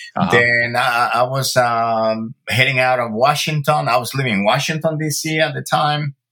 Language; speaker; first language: English; early bilingual, other home language; Spanish